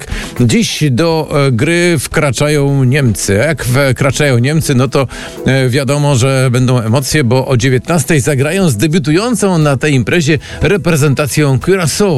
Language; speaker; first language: Polish; native; Polish